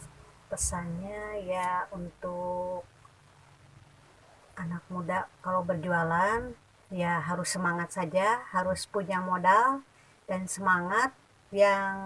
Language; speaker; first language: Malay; non-native, local second language; Sundanese